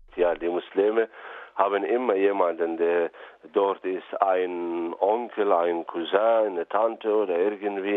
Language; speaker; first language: German; non-native, fluent; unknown